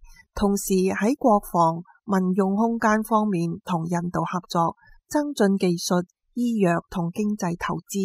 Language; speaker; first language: Chinese; non-native, local second language; Cantonese